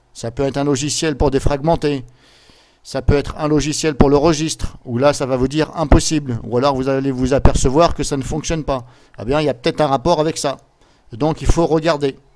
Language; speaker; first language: French; native; French